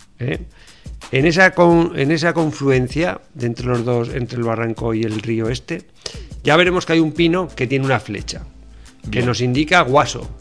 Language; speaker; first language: Spanish; native; Spanish